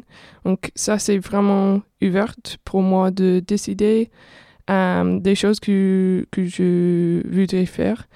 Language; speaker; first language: French; non-native, fluent; English